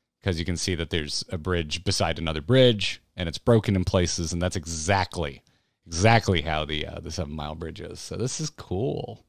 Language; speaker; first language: English; native; English